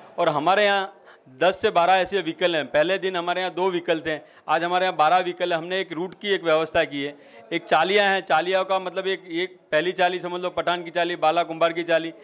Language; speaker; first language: Hindi; native; Hindi